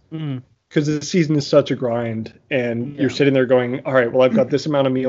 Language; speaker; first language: English; native; English